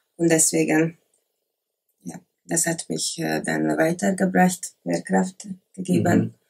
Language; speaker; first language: German; non-native, learner; Hungarian